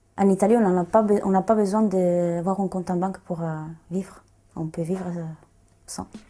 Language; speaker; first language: French; non-native, fluent; Italian